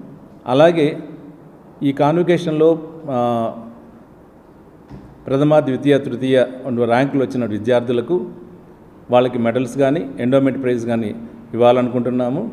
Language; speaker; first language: Telugu; native; Telugu